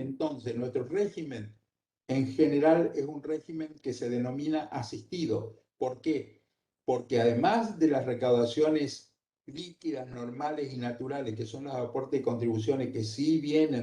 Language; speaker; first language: Spanish; native; Spanish